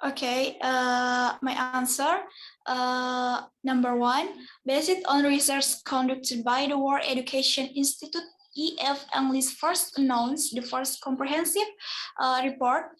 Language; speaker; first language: English; non-native, learner; Indonesian